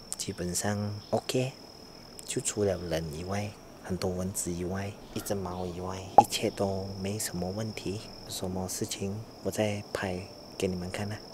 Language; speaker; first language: Chinese; native; Chinese